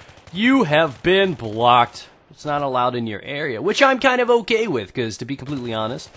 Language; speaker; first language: English; native; English